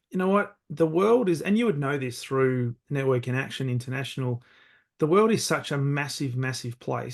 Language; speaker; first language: English; native; English